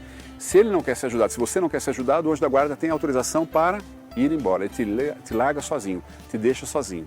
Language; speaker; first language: Portuguese; native; Portuguese